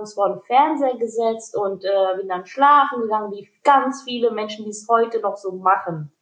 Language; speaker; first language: German; early bilingual, other home language; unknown